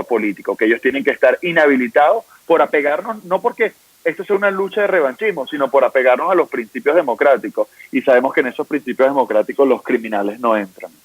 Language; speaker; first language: Spanish; native; Spanish